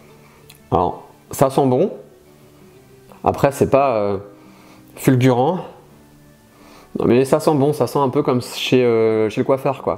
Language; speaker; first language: French; native; French